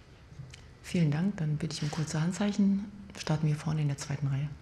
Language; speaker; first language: German; native; German